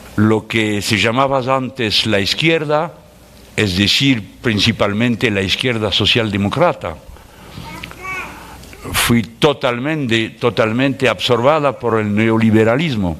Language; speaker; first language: Spanish; non-native, fluent; French